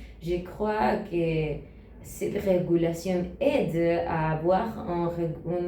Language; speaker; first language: French; non-native, learner; Spanish